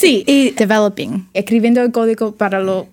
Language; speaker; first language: Spanish; early bilingual, other home language; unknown